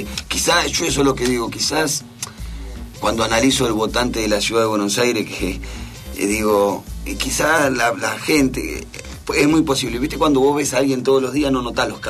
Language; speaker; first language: Spanish; native; Spanish